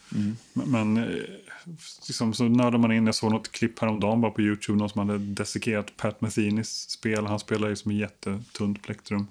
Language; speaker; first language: Swedish; native; Swedish